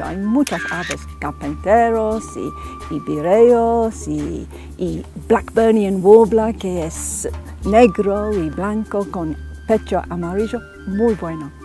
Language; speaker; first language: Spanish; non-native, fluent; English